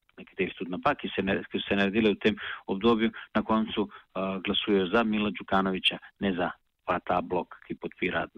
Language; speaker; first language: Slovenian; non-native, local second language; Bosnian